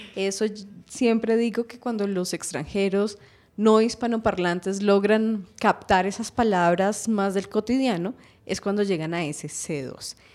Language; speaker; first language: Spanish; native; Spanish